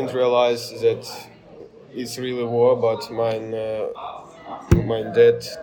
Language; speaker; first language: English; non-native, learner; Ukrainian